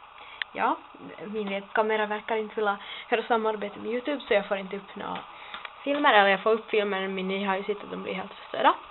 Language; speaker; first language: Swedish; non-native, local second language; Finnish